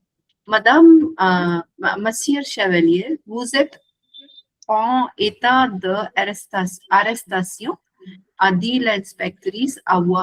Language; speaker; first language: French; non-native, learner; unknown